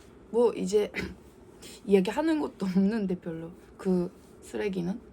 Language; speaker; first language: Korean; non-native, learner; Japanese